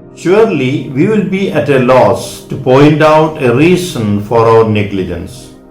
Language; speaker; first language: English; non-native, local second language; Malayalam